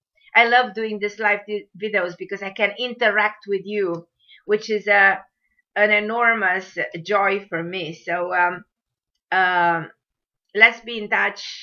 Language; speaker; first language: English; non-native, fluent; Romanian